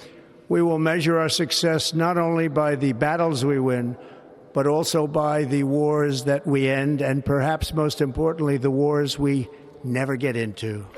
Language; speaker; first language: English; native; English